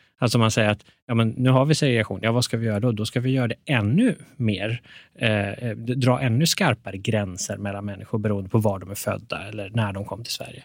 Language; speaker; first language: Swedish; early bilingual, other home language; Persian